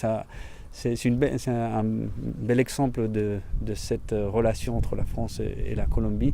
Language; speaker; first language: French; non-native, fluent; Spanish